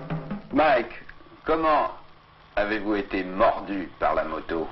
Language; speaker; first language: French; native; French